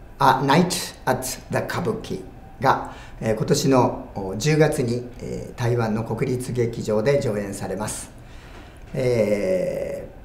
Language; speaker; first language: Japanese; native; Japanese